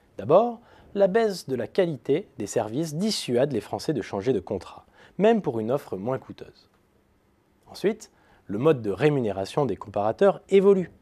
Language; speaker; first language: French; native; French